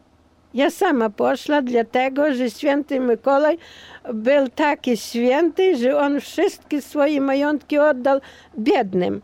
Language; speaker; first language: Polish; non-native, local second language; Ukrainian